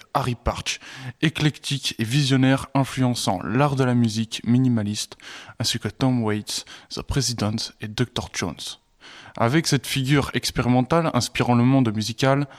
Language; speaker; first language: French; native; French